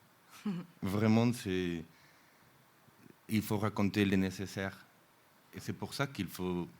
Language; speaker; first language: French; non-native, fluent; Spanish